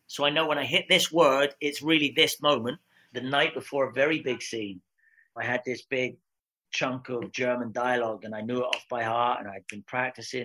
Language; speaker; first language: English; native; English